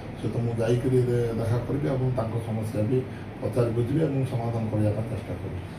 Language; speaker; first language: Odia; non-native, local second language; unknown